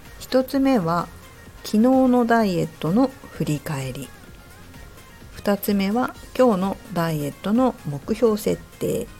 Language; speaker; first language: Japanese; native; Japanese